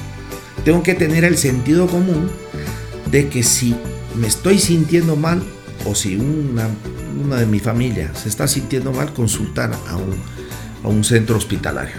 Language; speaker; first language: Spanish; native; Spanish